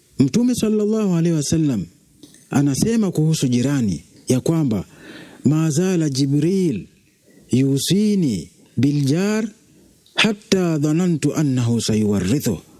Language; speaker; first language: Swahili; native; Swahili